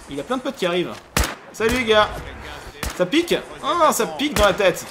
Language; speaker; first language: French; native; French